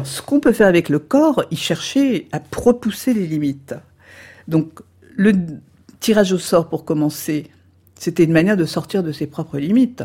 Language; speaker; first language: French; native; French